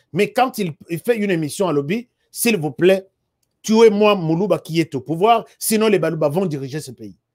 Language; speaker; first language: French; non-native, local second language; Lingala